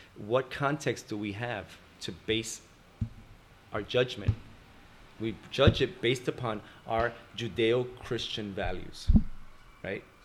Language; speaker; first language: English; early bilingual, other home language; Spanish